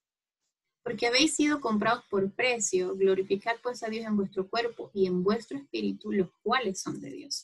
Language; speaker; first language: Spanish; native; Spanish